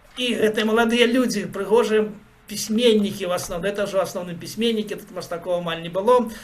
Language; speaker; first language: Belarusian; native; Belarusian